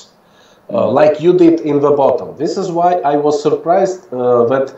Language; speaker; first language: English; non-native, fluent; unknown